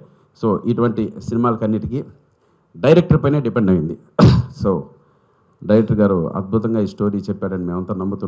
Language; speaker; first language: Telugu; native; Telugu